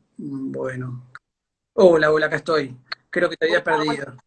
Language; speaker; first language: Spanish; native; Spanish